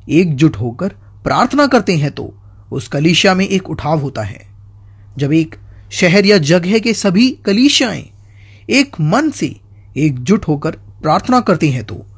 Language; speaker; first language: Hindi; non-native, local second language; Malayalam